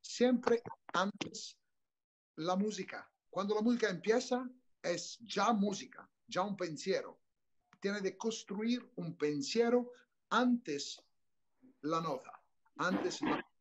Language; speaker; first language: Spanish; non-native, learner; Italian